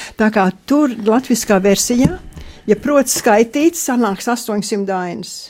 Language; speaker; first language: Latvian; early bilingual, heritage; Latvian